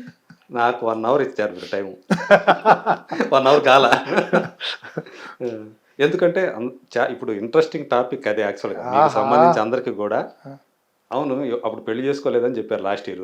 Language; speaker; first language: Telugu; native; Telugu